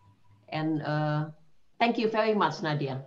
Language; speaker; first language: English; non-native, fluent; Indonesian